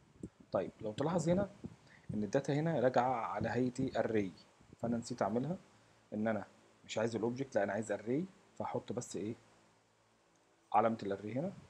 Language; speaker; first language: Arabic; native; Arabic